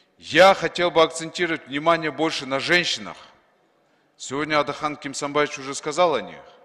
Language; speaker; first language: Russian; non-native, local second language; Kyrgyz